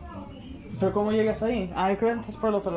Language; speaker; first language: Spanish; non-native, learner; English